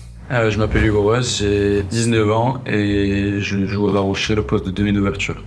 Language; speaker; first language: French; native; French